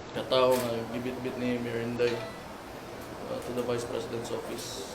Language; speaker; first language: Cebuano; native; Cebuano